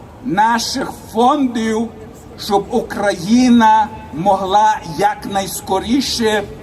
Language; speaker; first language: Ukrainian; early bilingual, heritage; Ukrainian